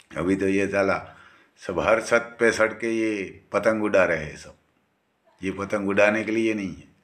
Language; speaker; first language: Hindi; non-native, local second language; Gujarati